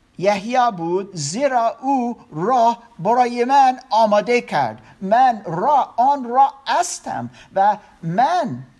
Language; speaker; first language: Persian; non-native, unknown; German